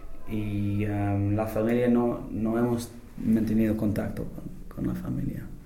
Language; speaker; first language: Spanish; non-native, fluent; English